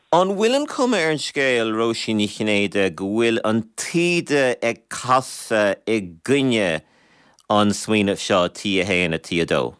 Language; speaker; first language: Irish; native; Irish